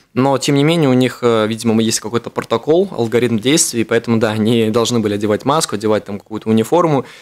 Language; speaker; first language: Russian; native; Russian